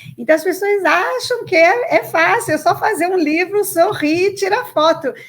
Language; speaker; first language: Portuguese; native; Portuguese